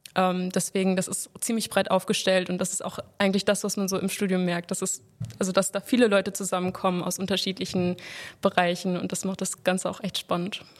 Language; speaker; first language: German; native; German